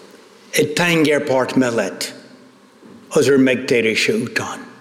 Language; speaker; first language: Hungarian; non-native, fluent; English